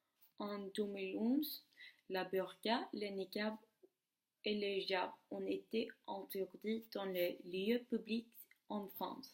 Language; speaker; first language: French; non-native, learner; Swedish